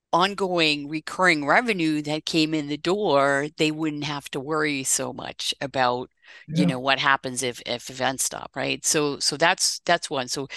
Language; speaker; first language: English; non-native, fluent; Dutch